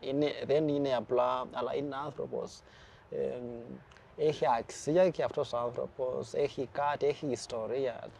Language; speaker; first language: Greek; non-native, fluent; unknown